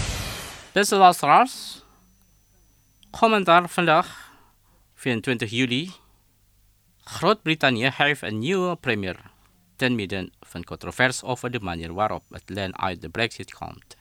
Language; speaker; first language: Dutch; non-native, fluent; Indonesian